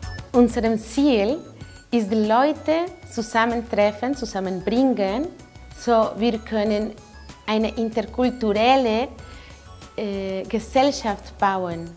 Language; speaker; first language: German; non-native, learner; English